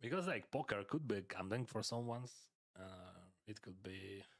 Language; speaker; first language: English; non-native, fluent; Ukrainian